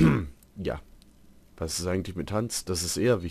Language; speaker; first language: German; native; German